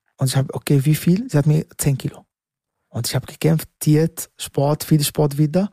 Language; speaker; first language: German; non-native, learner; Arabic